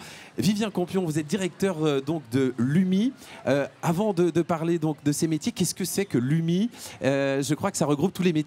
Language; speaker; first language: French; native; French